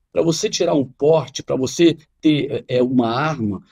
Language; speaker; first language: Portuguese; non-native, fluent; Arabic